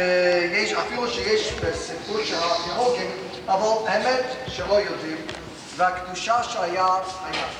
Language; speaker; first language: Hebrew; non-native, fluent; English